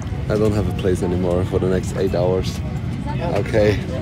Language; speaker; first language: English; non-native, fluent; German